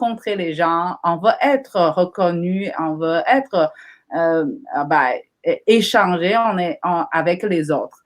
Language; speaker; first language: French; non-native, fluent; Chinese